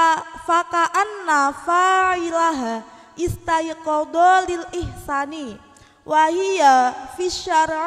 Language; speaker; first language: Arabic; non-native, learner; Javanese